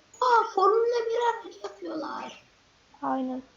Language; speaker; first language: Turkish; native; Turkish